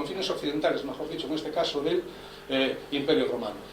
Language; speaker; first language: Spanish; non-native, local second language; Galician